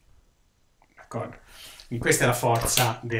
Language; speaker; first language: Italian; native; Italian